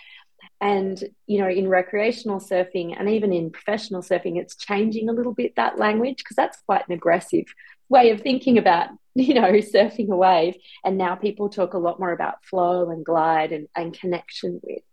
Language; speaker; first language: English; native; English